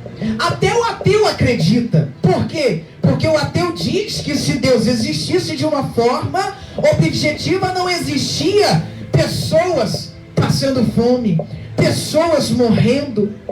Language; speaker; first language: Portuguese; native; Portuguese